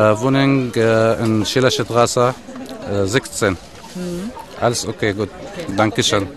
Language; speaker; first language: German; non-native, learner; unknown